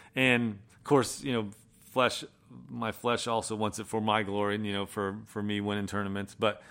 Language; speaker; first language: English; native; English